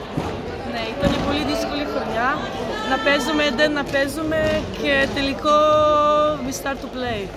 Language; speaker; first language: Greek; non-native, learner; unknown